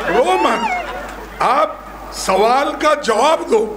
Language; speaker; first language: Hindi; non-native, local second language; Kannada